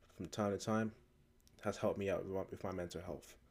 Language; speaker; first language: English; native; English